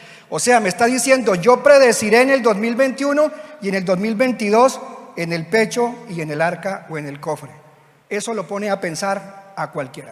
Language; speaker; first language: Spanish; native; Spanish